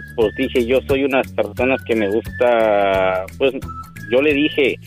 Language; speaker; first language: Spanish; native; Spanish